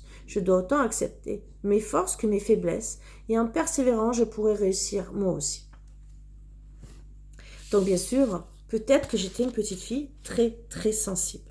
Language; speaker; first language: French; native; French